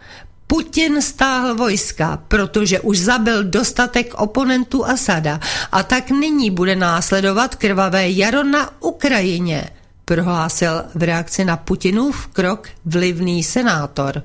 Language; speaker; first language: Czech; native; Czech